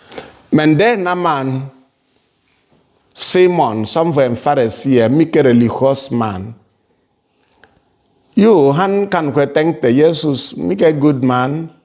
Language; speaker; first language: Swedish; non-native, fluent; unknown